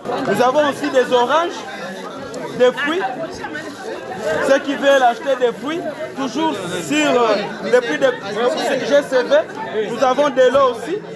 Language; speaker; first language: French; non-native, local second language; Swahili